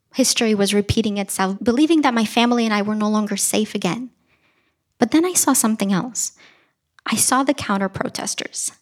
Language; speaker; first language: English; early bilingual, other home language; Russian